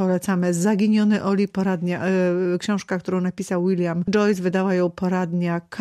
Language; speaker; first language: Polish; native; Polish